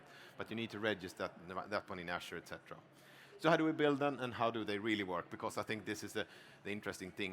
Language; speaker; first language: English; non-native, fluent; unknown